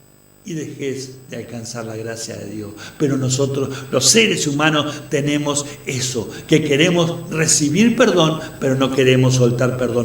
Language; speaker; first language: Spanish; native; Spanish